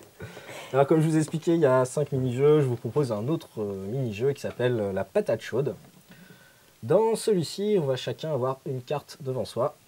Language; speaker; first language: French; native; French